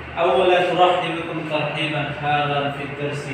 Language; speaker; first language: Arabic; non-native, fluent; Bangla